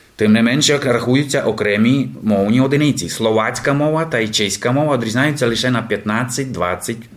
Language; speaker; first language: Ukrainian; native; Ukrainian